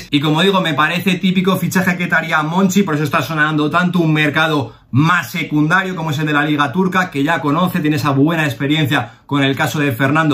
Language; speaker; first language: Spanish; native; Spanish